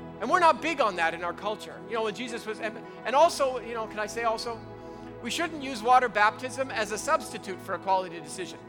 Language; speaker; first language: English; native; English